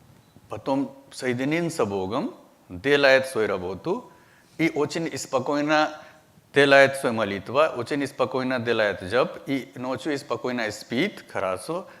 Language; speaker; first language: Russian; non-native, learner; Hindi